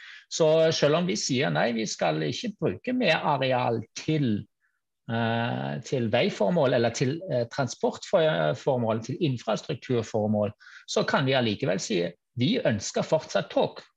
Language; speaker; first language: Norwegian; non-native, fluent; German